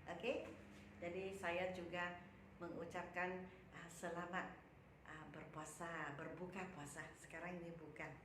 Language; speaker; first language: Malay; non-native, local second language; Chinese